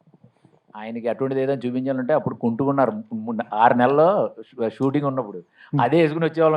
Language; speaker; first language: Telugu; native; Telugu